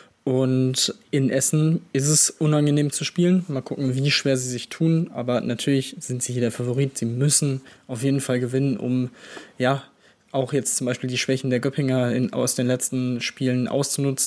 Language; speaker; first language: German; native; German